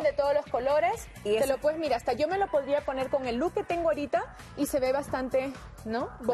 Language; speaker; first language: Spanish; native; Spanish